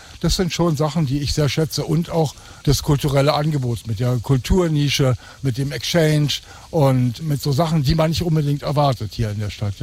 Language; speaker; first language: German; native; German